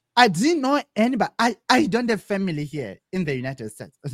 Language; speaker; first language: English; non-native, local second language; Shona